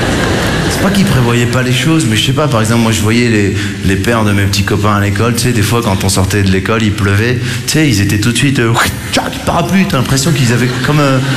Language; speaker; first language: French; native; French